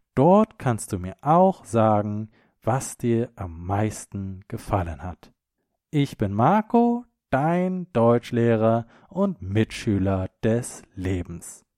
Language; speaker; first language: German; native; German